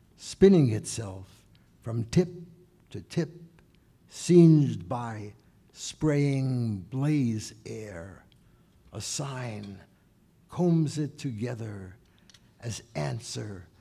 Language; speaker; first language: English; native; English